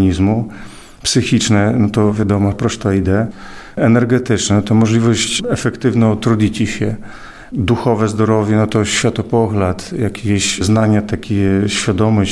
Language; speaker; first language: Polish; non-native, local second language; Ukrainian